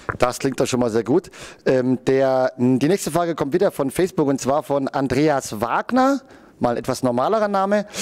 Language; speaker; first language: German; native; German